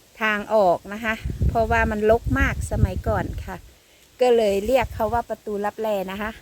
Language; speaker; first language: Thai; native; Thai